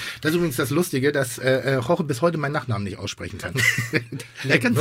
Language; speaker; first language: German; native; German